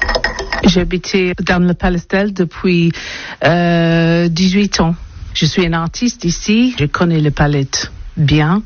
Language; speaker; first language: French; non-native, learner; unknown